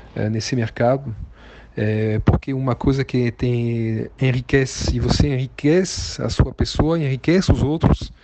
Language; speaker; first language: Portuguese; non-native, fluent; French